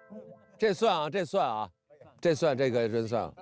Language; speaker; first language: Chinese; native; Chinese